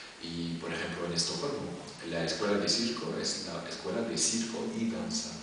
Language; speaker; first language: Spanish; non-native, fluent; French